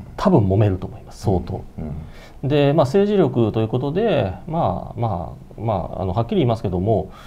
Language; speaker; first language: Japanese; native; Japanese